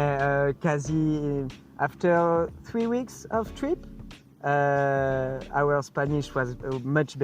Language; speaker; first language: English; non-native, fluent; French